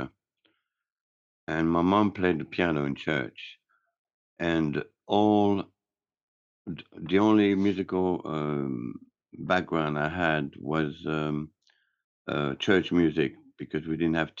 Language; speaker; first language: English; non-native, fluent; French